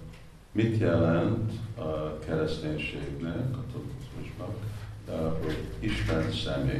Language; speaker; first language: Hungarian; non-native, fluent; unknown